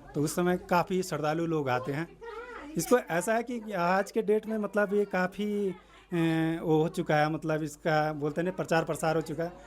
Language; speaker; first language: Hindi; native; Hindi